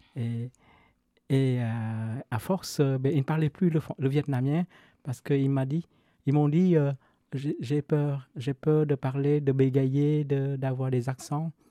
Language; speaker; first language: French; non-native, fluent; Vietnamese